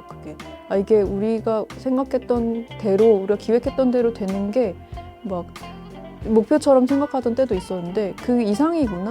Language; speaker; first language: Korean; native; Korean